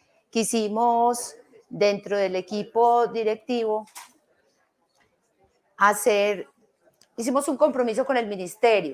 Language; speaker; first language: Spanish; native; Spanish